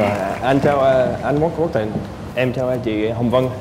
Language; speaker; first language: Vietnamese; non-native, fluent; English